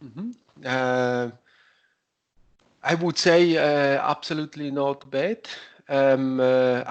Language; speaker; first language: English; non-native, learner; Italian